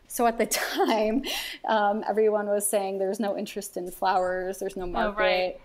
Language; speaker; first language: English; native; English